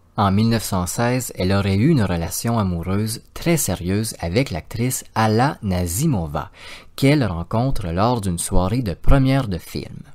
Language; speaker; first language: French; native; French